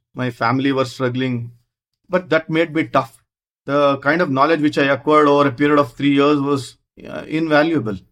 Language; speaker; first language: English; non-native, local second language; Kannada